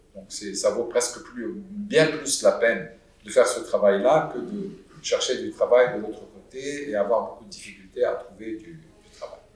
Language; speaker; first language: French; non-native, local second language; Arabic